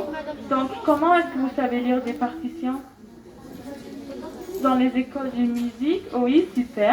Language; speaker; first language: French; non-native, fluent; German